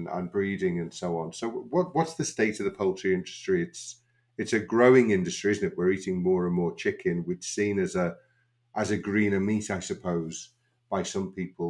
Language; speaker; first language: English; native; English